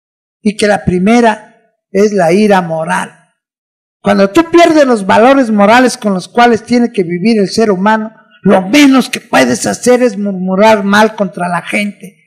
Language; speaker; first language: Spanish; native; Spanish